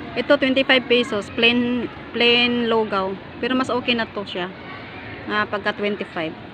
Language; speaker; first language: Filipino; native; Filipino